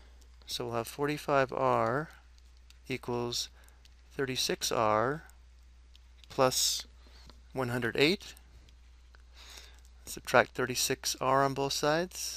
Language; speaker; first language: English; native; English